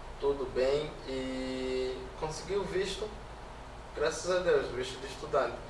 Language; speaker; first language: Portuguese; native; Portuguese